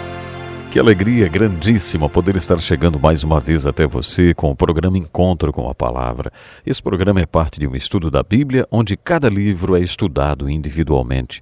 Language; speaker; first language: Portuguese; native; Portuguese